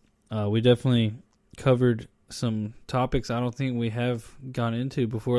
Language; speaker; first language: English; native; English